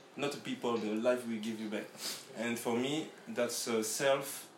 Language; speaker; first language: English; non-native, learner; French